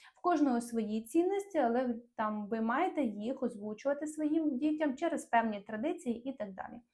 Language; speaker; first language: Ukrainian; non-native, local second language; Russian